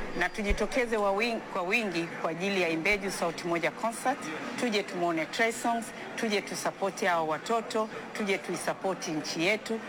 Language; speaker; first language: Swahili; native; Swahili